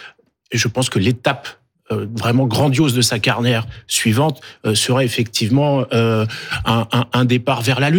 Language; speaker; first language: French; native; French